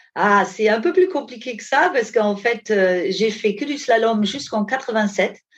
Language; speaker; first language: French; non-native, fluent; German